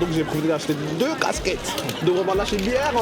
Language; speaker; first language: French; native; French